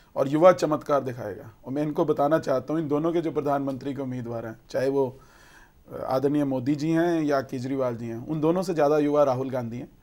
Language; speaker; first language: Hindi; native; Hindi